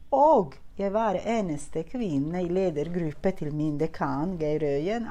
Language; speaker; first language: Norwegian; non-native, fluent; Italian